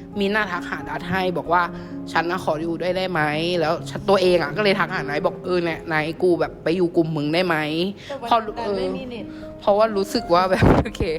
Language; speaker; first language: Thai; native; Thai